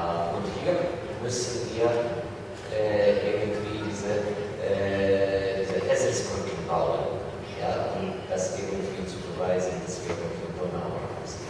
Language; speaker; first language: German; non-native, fluent; Ukrainian